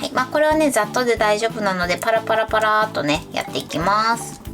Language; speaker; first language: Japanese; native; Japanese